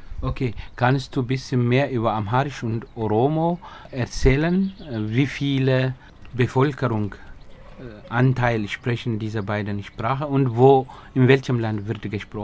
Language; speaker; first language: German; non-native, fluent; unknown